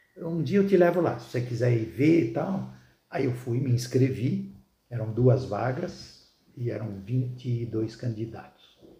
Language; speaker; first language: Portuguese; early bilingual, other home language; Arabic